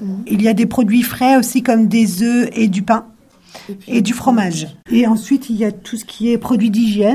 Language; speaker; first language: French; native; French